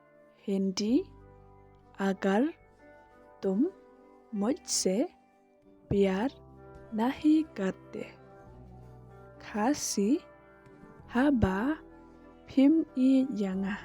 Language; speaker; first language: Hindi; non-native, local second language; Khasi